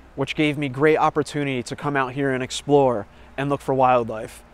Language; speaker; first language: English; native; English